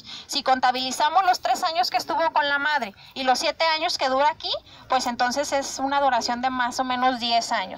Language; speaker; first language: Spanish; native; Spanish